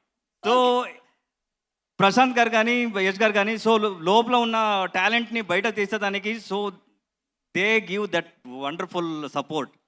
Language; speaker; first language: Telugu; non-native, learner; Kannada